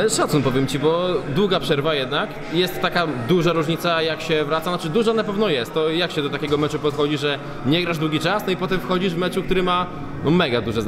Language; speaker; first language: Polish; native; Polish